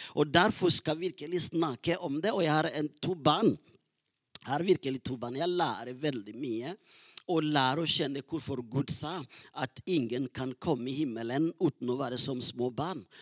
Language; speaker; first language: Norwegian; non-native, fluent; Rundi